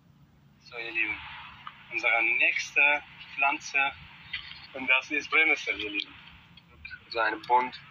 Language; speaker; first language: German; non-native, fluent; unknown